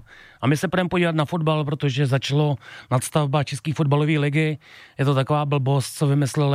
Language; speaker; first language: Czech; native; Czech